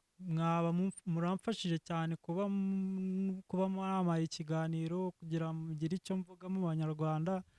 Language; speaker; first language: Kinyarwanda; native; Kinyarwanda